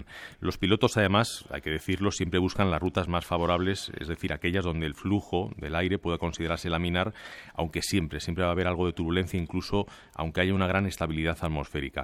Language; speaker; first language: Spanish; native; Spanish